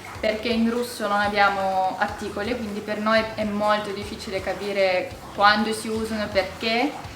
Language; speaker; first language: Italian; non-native, fluent; Russian